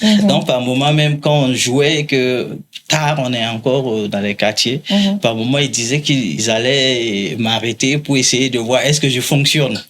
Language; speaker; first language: French; non-native, local second language; Mossi